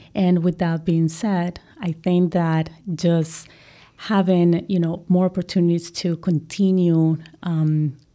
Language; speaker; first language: English; non-native, fluent; Spanish